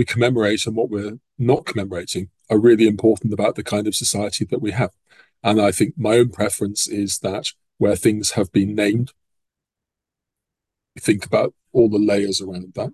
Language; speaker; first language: English; native; English